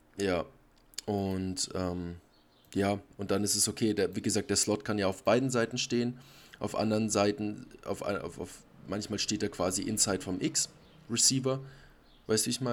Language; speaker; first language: German; native; German